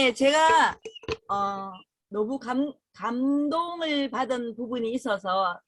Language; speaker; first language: Korean; native; Korean